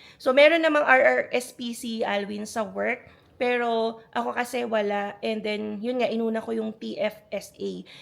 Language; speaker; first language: Filipino; native; Filipino